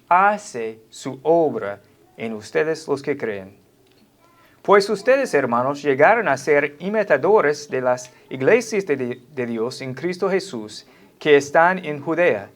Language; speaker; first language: Spanish; non-native, fluent; English